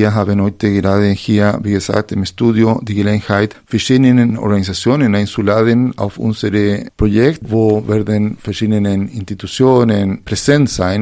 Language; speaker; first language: German; non-native, fluent; Spanish